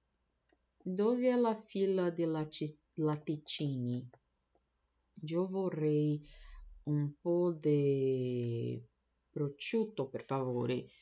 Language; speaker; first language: Italian; non-native, learner; Portuguese